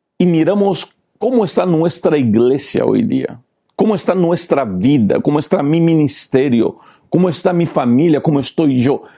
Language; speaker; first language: Spanish; non-native, local second language; Portuguese